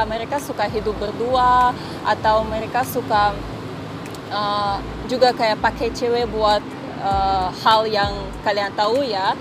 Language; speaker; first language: Indonesian; non-native, fluent; Russian